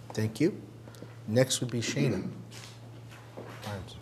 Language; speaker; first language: English; native; English